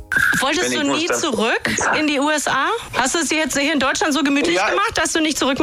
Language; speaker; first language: German; native; German